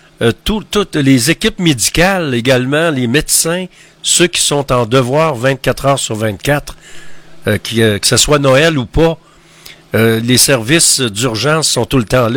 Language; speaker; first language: French; native; French